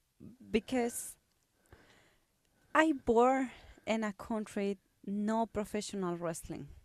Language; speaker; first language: English; non-native, learner; Spanish